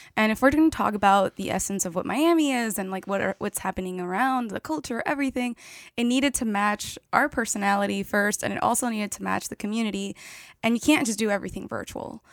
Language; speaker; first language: English; native; English